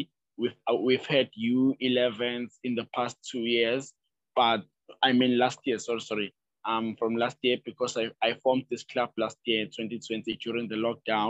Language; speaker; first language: English; non-native, local second language; Zulu